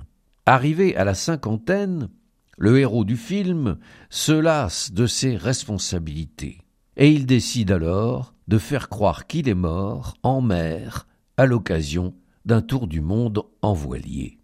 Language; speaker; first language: French; native; French